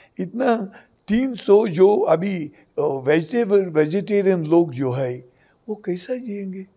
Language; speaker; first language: Hindi; non-native, local second language; Konkani